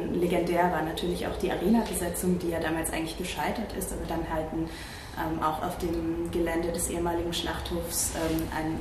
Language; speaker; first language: German; native; German